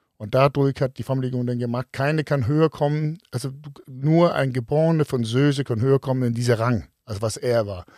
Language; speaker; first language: German; non-native, fluent; Danish